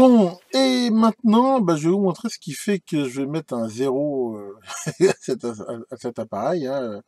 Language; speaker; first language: French; native; French